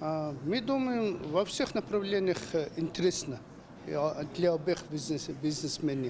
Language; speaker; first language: Russian; non-native, learner; Mongolian